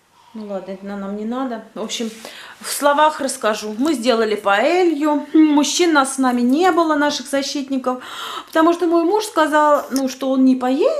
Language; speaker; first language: Russian; native; Russian